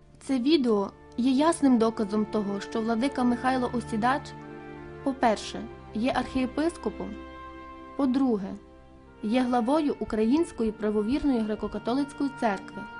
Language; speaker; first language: Ukrainian; native; Ukrainian